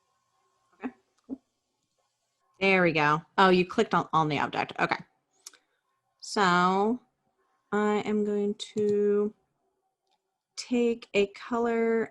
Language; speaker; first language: English; native; English